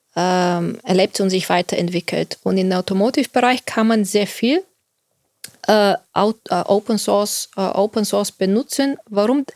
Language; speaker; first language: German; non-native, fluent; Bulgarian